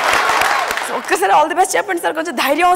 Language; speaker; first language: Telugu; native; Telugu